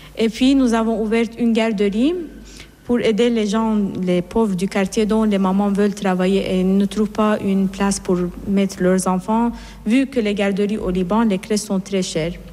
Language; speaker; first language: French; non-native, fluent; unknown